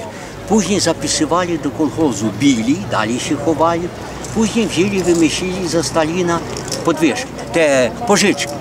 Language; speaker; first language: Polish; early bilingual, heritage; Polish